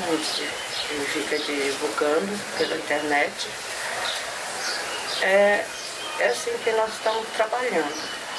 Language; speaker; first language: Portuguese; non-native, local second language; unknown